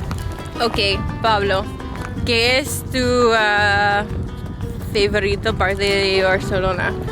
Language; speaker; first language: Spanish; non-native, learner; English